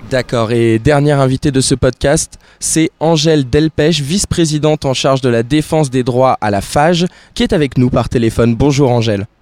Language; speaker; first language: French; native; French